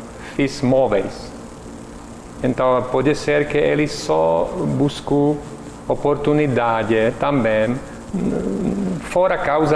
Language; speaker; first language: Portuguese; non-native, learner; Czech